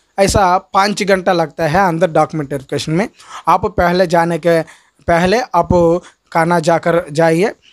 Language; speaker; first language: Hindi; non-native, local second language; Telugu